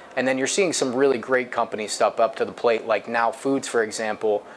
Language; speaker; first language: English; native; English